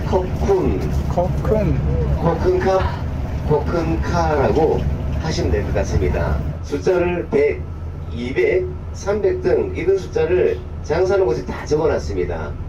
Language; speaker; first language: Korean; native; Korean